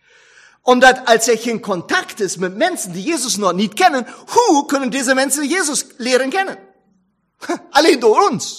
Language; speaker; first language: Dutch; non-native, fluent; German